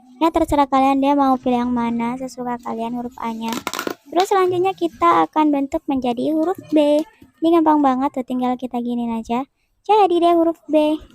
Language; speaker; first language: Indonesian; native; Indonesian